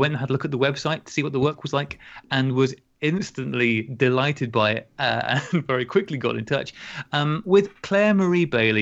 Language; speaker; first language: English; native; English